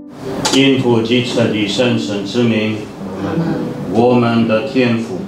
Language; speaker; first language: Chinese; non-native, fluent; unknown